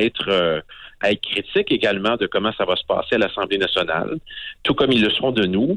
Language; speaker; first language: French; native; French